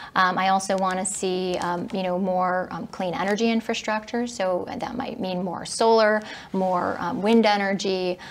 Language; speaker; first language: English; native; English